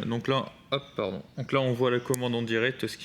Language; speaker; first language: French; native; French